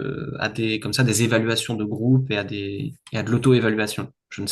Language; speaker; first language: French; native; French